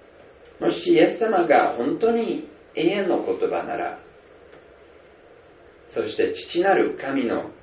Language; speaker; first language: Japanese; non-native, fluent; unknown